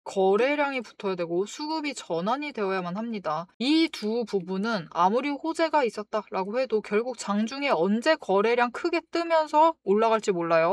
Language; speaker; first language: Korean; native; Korean